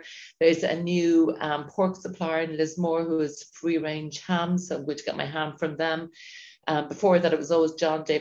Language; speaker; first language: English; native; English